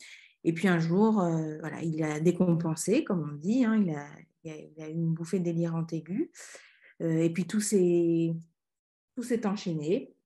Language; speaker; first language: French; native; French